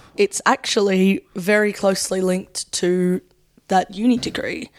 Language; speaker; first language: English; native; English